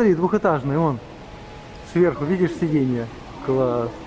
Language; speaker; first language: Russian; native; Russian